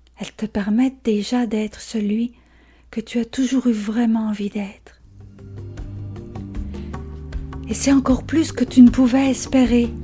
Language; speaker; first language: French; native; French